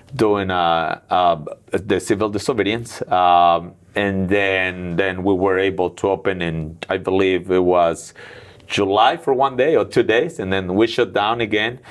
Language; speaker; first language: English; non-native, fluent; Spanish